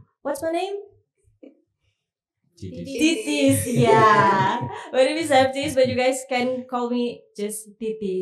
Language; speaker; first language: English; non-native, learner; Indonesian